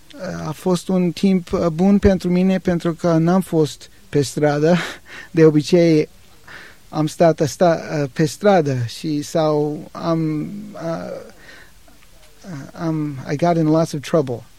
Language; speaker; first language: Romanian; non-native, learner; English